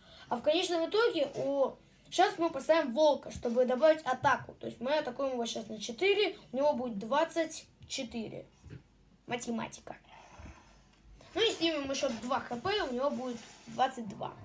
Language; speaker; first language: Russian; native; Russian